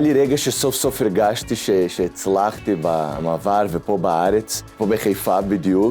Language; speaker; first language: Hebrew; non-native, fluent; Russian